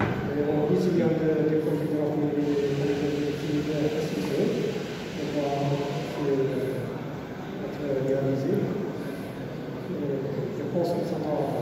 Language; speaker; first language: French; non-native, local second language; Arabic